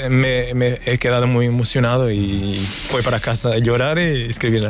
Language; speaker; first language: Spanish; non-native, fluent; Portuguese